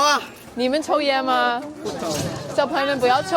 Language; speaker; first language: Chinese; non-native, fluent; English